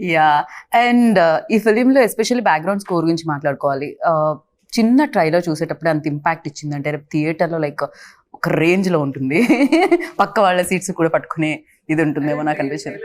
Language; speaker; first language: Telugu; native; Telugu